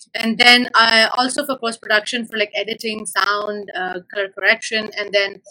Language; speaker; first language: English; non-native, local second language; Malayalam